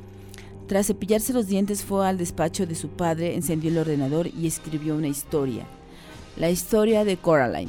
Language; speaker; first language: Spanish; native; Spanish